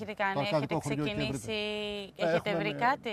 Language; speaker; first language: Greek; native; Greek